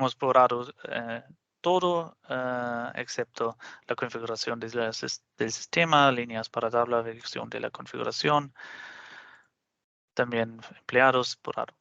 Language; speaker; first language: Spanish; non-native, fluent; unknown